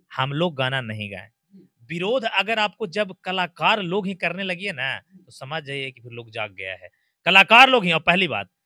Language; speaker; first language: Hindi; native; Hindi